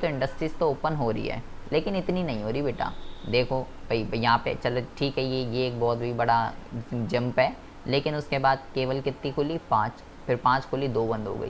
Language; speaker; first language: Hindi; native; Hindi